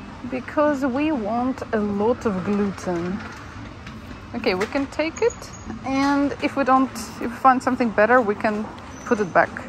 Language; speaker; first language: English; non-native, fluent; Russian